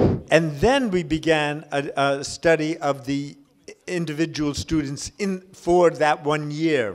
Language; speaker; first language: English; native; English